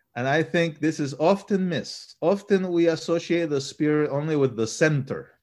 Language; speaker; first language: English; early bilingual, other home language; Spanish